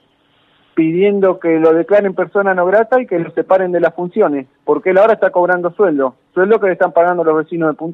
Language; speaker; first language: Spanish; native; Spanish